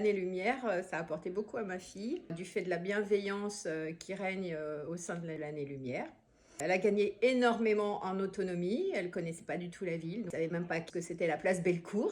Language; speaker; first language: French; native; French